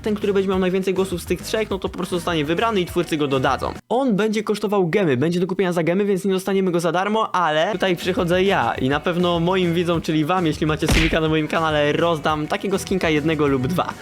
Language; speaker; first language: Polish; native; Polish